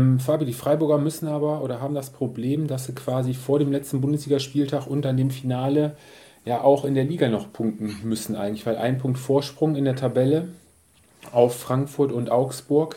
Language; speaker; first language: German; native; German